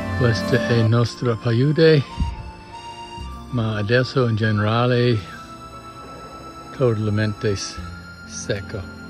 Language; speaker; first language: Italian; non-native, learner; English